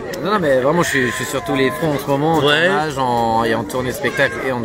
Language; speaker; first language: French; native; French